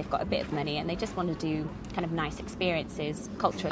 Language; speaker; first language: English; native; English